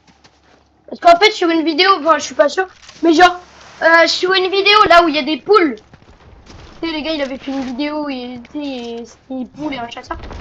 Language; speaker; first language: French; native; French